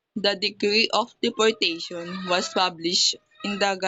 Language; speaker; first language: English; non-native, local second language; Filipino